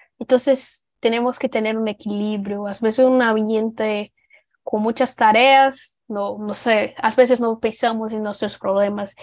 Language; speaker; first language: Spanish; non-native, fluent; Portuguese